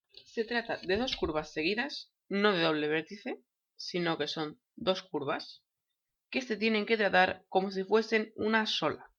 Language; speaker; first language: Spanish; native; Spanish